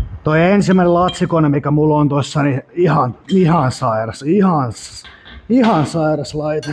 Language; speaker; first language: Finnish; native; Finnish